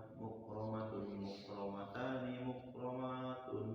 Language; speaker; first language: Arabic; non-native, learner; Indonesian